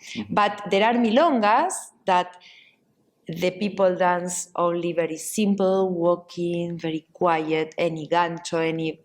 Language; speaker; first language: English; non-native, learner; Spanish